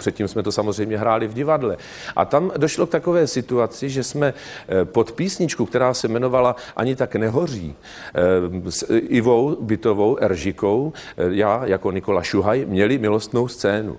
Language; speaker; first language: Czech; native; Czech